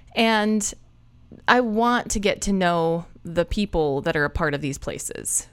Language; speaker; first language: English; native; English